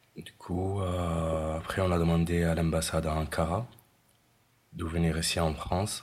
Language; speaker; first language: French; non-native, fluent; Arabic